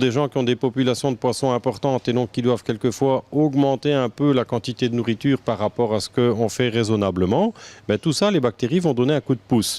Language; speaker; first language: French; native; French